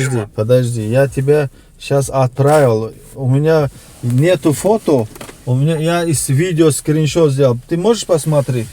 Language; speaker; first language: Russian; non-native, local second language; Tajik